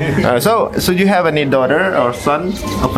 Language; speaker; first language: English; non-native, learner; Indonesian